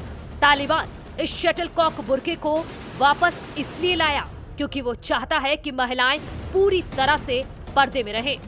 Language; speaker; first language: Hindi; native; Hindi